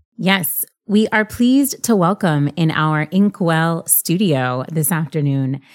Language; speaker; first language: English; early bilingual, other home language; Spanish